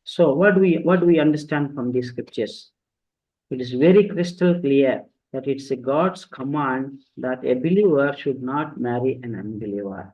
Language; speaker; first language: English; non-native, local second language; Telugu